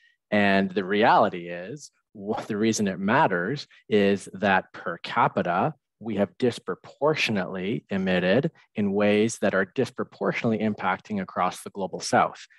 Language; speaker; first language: English; native; English